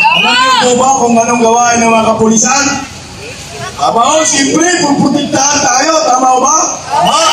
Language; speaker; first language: Filipino; non-native, local second language; Cebuano